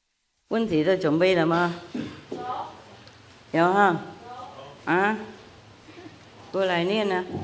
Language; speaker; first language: Chinese; non-native, fluent; Vietnamese